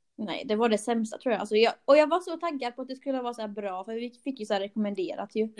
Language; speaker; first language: Swedish; early bilingual, other home language; Portuguese